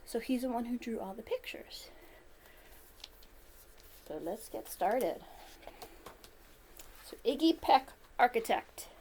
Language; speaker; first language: English; native; English